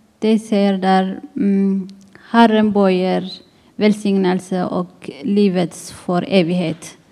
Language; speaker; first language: Swedish; non-native, learner; Tigrinya